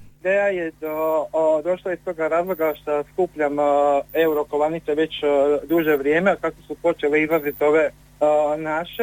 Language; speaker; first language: Serbian; native; Serbian